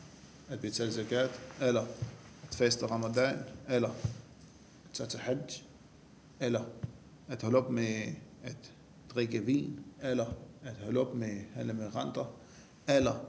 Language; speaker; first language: Danish; non-native, fluent; Arabic